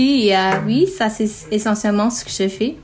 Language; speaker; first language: French; non-native, learner; English